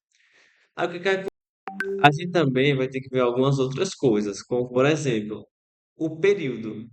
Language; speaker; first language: Portuguese; native; Portuguese